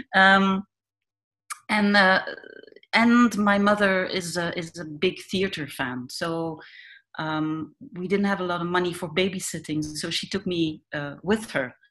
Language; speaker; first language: English; non-native, fluent; Dutch